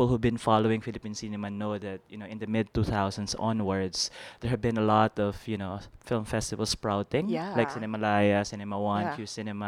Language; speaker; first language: English; non-native, local second language; Filipino